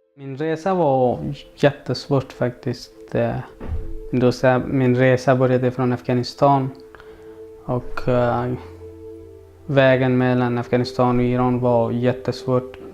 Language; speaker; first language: Swedish; non-native, learner; Persian